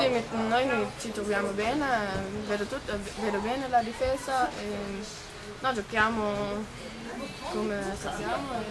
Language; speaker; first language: Italian; non-native, local second language; German